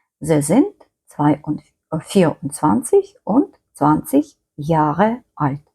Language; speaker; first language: German; non-native, fluent; Ukrainian